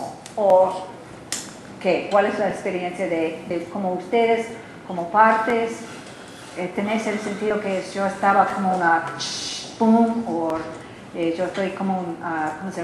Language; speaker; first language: Spanish; non-native, learner; English